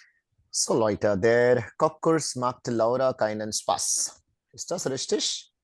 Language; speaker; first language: German; non-native, fluent; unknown